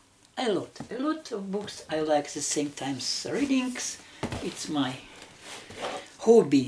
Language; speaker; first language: English; non-native, learner; Russian